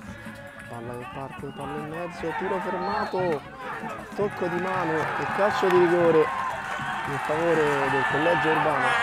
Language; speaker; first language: Italian; native; Italian